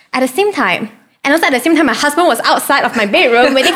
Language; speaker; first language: English; non-native, local second language; Chinese